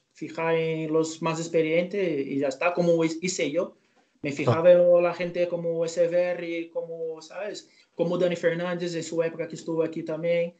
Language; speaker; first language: Spanish; non-native, fluent; Portuguese